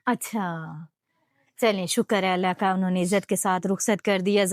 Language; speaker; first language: Urdu; non-native, local second language; Punjabi